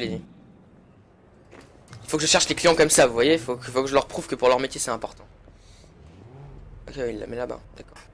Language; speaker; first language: French; native; French